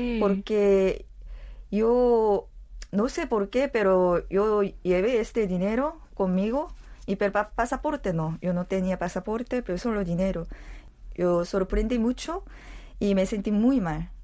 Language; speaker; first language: Spanish; non-native, learner; Korean